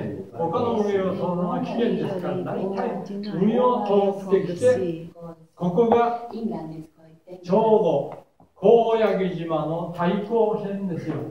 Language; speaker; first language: Japanese; native; Japanese